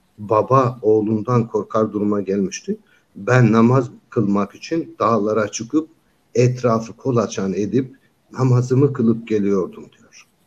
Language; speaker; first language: Turkish; non-native, local second language; Kyrgyz